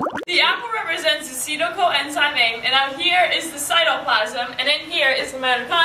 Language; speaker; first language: English; native; English